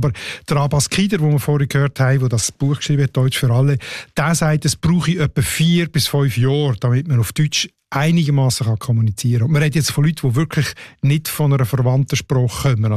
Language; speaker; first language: German; native; German